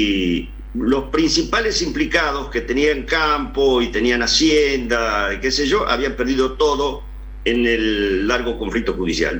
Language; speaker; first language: Spanish; native; Spanish